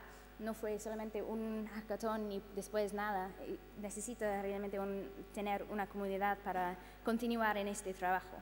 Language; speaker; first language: Spanish; non-native, fluent; English